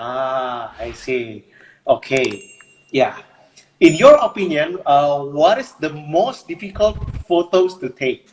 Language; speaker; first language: English; non-native, fluent; Indonesian